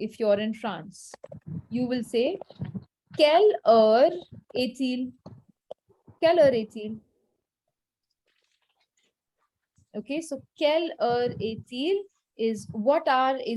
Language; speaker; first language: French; non-native, fluent; Hindi